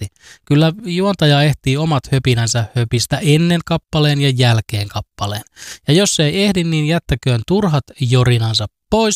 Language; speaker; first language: Finnish; native; Finnish